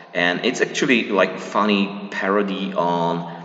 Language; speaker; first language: English; non-native, fluent; Slovak